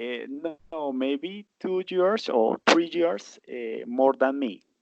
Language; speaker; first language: English; non-native, learner; Spanish